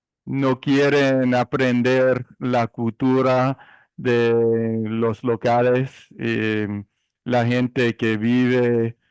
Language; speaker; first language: Spanish; non-native, learner; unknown